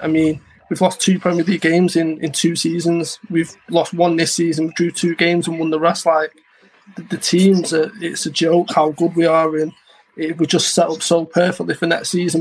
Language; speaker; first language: English; native; English